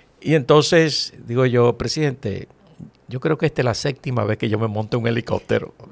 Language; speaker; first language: Spanish; native; Spanish